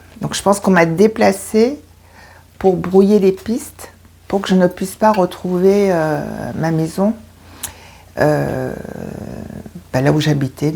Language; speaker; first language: French; early bilingual, other home language; Korean